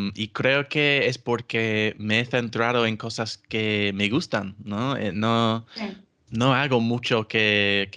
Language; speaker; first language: Spanish; non-native, fluent; English